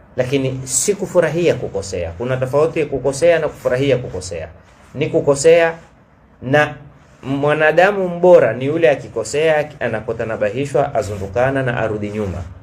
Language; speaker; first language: Swahili; native; Swahili